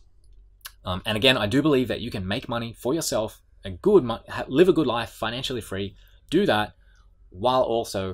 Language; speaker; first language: English; native; English